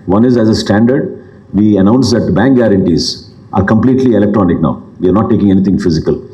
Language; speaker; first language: English; non-native, local second language; Telugu